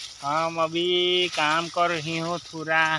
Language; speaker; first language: Hindi; non-native, local second language; Assamese